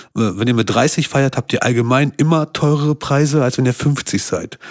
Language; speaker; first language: German; early bilingual, other home language; Albanian